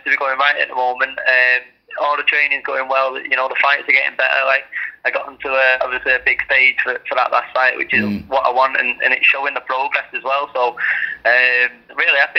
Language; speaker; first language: English; native; English